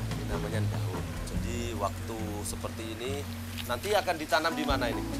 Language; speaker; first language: Indonesian; non-native, local second language; Javanese